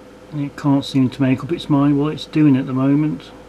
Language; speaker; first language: English; native; English